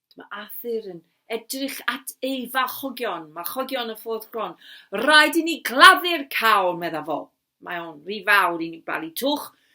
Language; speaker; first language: Welsh; non-native, local second language; English